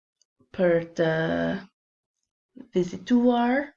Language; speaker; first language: Albanian; non-native, learner; English